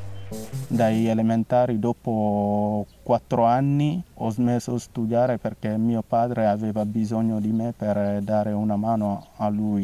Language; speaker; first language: Italian; non-native, fluent; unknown